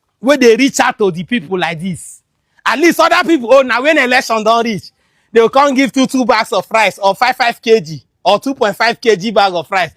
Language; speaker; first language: Nigerian Pidgin; non-native, local second language; Igbo